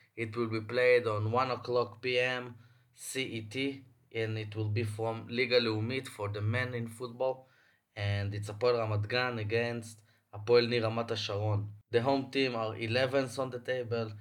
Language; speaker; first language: English; non-native, fluent; Hebrew